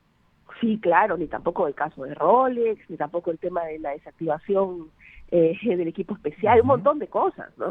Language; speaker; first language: Spanish; native; Spanish